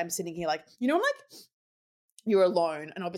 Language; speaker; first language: English; native; English